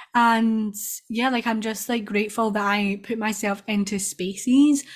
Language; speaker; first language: English; native; English